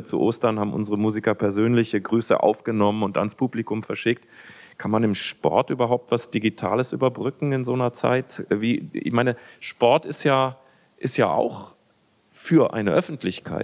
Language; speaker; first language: German; native; German